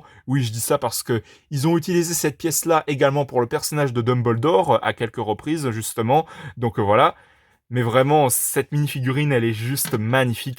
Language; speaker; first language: French; native; French